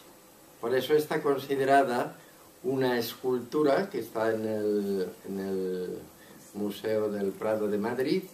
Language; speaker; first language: Spanish; non-native, local second language; Catalan